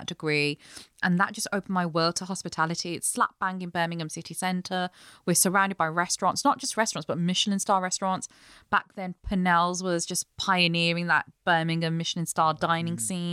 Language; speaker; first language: English; native; English